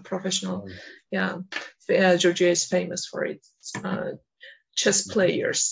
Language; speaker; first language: English; non-native, fluent; Georgian